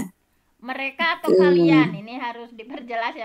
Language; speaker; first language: Indonesian; native; Indonesian